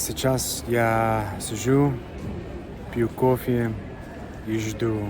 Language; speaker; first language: Russian; non-native, learner; English